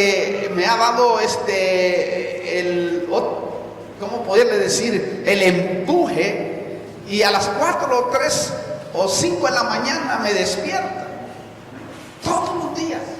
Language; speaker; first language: Spanish; native; Spanish